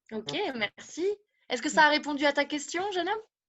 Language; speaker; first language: French; native; French